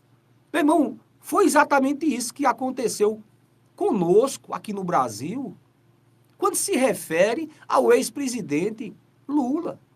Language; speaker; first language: Portuguese; native; Portuguese